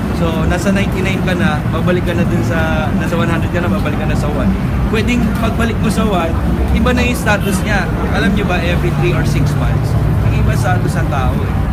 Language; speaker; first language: Filipino; non-native, local second language; Bikol